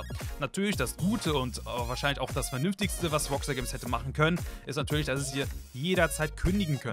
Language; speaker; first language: German; native; German